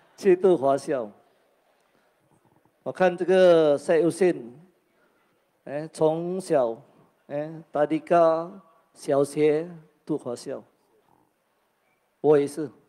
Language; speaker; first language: Chinese; non-native, local second language; Malay